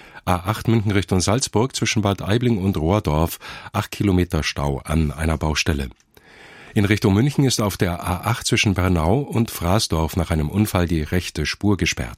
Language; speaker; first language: German; native; German